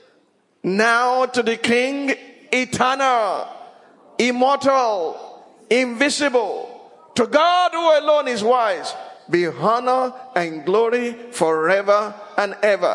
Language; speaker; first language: English; non-native, local second language; Yoruba